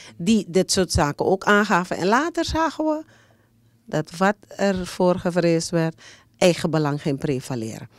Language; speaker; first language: Dutch; native; Dutch